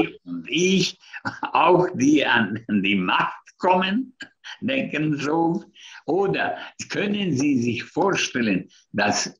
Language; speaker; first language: German; non-native, fluent; Hungarian